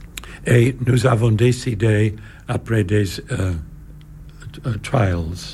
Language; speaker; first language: French; non-native, learner; English